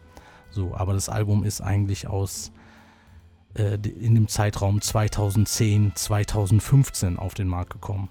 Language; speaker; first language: German; native; German